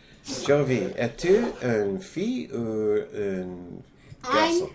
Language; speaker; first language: French; non-native, learner; English